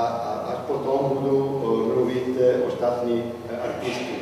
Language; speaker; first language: Czech; non-native, learner; Italian